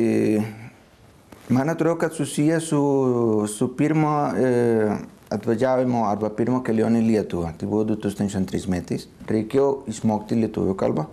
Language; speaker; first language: Lithuanian; non-native, fluent; Spanish